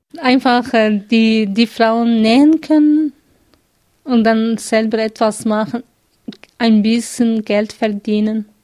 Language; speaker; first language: German; non-native, learner; Kurdish